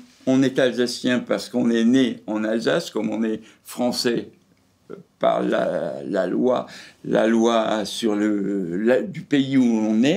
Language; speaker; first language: French; native; French